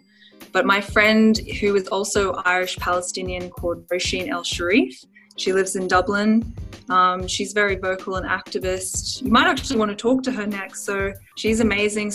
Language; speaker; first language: English; native; English